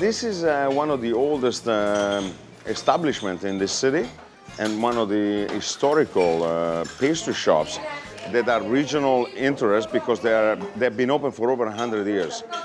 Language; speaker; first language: English; non-native, fluent; Italian